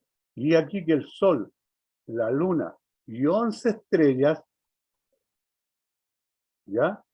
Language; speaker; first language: Spanish; native; Spanish